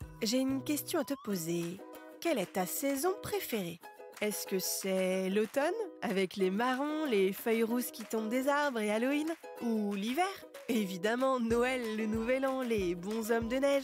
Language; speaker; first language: French; native; French